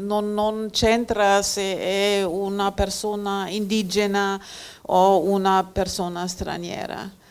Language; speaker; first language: Italian; non-native, fluent; German